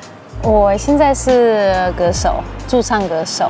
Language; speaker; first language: Chinese; non-native, fluent; Russian